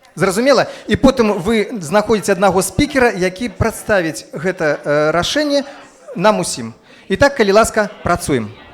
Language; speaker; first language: Belarusian; non-native, local second language; Russian